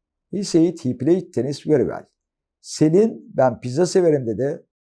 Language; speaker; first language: English; non-native, fluent; Turkish